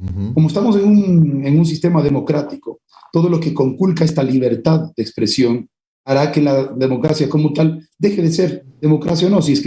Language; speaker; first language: Spanish; native; Spanish